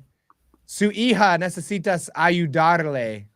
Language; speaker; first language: Spanish; non-native, learner; English